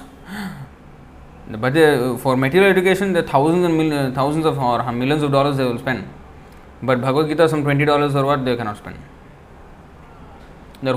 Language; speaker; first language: English; non-native, local second language; Telugu